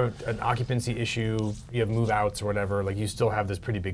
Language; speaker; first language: English; native; English